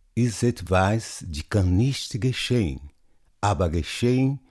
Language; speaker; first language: German; non-native, learner; Portuguese